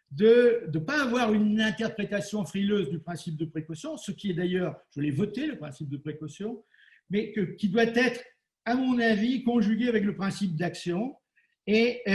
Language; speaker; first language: French; native; French